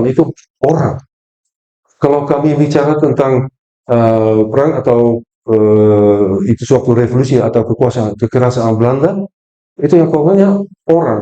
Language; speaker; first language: Indonesian; non-native, fluent; Dutch